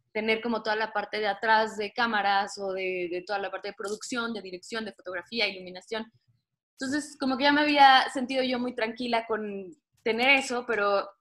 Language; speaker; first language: Spanish; native; Spanish